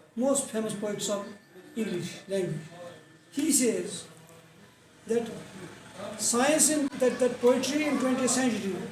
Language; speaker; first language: English; non-native, local second language; Urdu